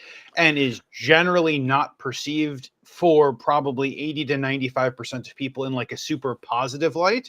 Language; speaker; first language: English; native; English